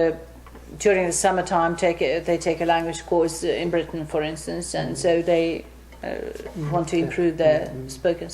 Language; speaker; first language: English; non-native, fluent; Finnish